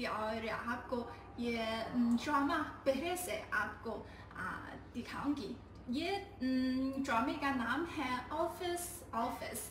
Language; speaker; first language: Hindi; non-native, learner; Chinese